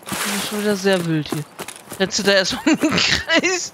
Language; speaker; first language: German; native; German